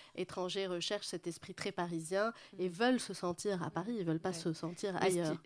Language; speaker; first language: French; non-native, local second language; Arabic